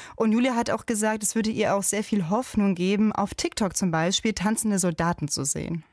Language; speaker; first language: German; native; German